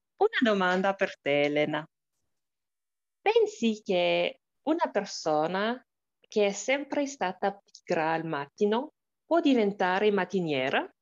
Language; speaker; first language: Italian; non-native, learner; English